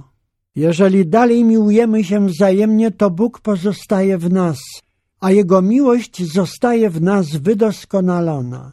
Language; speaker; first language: Polish; native; Polish